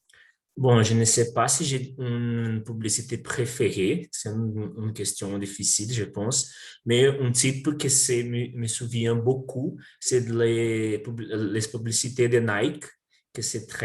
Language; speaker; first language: French; non-native, learner; Portuguese